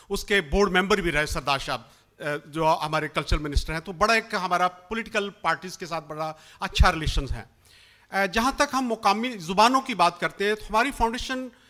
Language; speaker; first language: Urdu; non-native, local second language; Punjabi